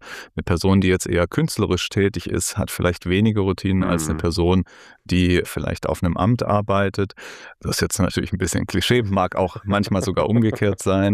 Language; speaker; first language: German; native; German